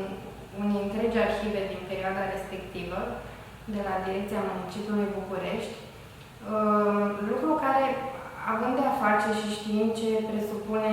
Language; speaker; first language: Romanian; native; Romanian